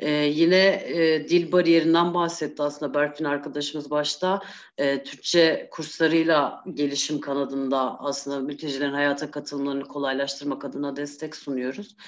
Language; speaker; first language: Turkish; native; Turkish